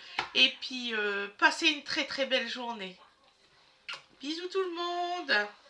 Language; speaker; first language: French; native; French